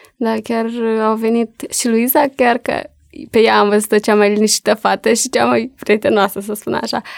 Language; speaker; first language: Romanian; native; Romanian